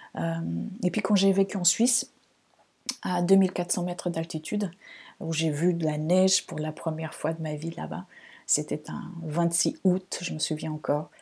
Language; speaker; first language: French; non-native, fluent; Portuguese